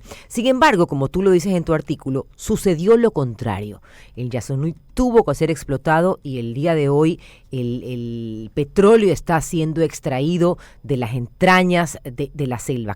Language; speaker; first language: Spanish; native; Spanish